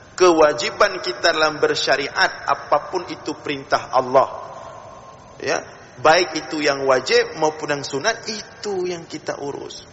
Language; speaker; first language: Malay; non-native, local second language; Achinese